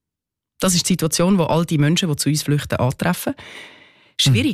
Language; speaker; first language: German; native; German